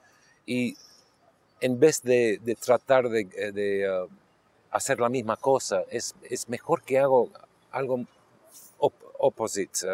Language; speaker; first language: Spanish; non-native, local second language; English